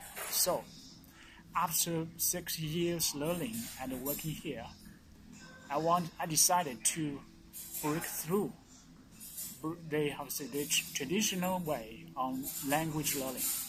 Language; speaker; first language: English; non-native, fluent; Chinese